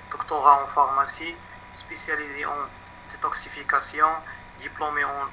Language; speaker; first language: French; non-native, local second language; Arabic